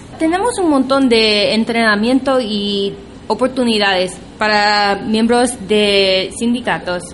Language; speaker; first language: Spanish; non-native, fluent; English